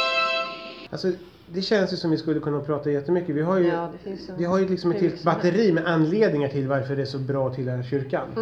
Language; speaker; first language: Swedish; native; Swedish